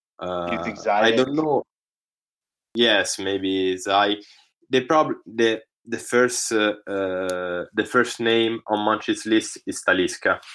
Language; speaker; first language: English; non-native, learner; Italian